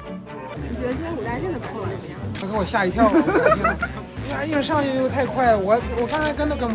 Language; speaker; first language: Chinese; non-native, fluent; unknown